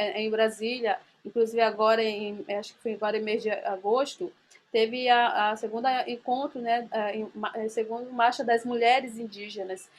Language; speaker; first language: Portuguese; non-native, local second language; Ticuna